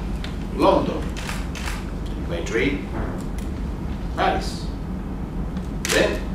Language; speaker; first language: English; non-native, learner; Italian